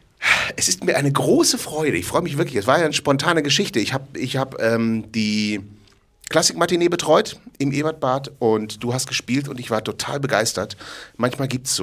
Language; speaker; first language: German; native; German